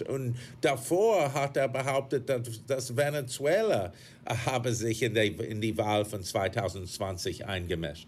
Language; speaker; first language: German; non-native, fluent; English